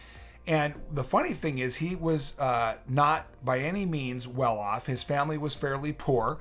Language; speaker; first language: English; native; English